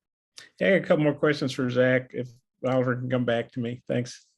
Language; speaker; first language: English; native; English